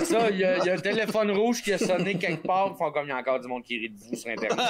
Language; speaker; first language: French; native; French